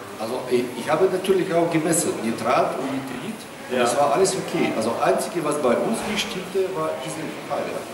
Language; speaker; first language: German; non-native, learner; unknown